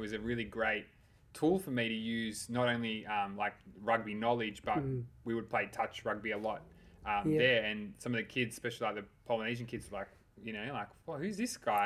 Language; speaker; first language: English; native; English